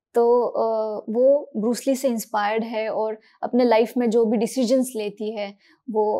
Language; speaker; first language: Hindi; non-native, local second language; Marathi